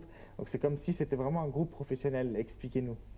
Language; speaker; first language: French; native; French